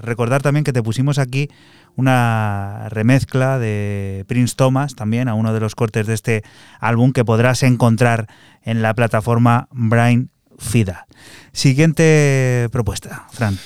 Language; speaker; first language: Spanish; native; Spanish